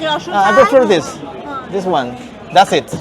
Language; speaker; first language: English; non-native, learner; Spanish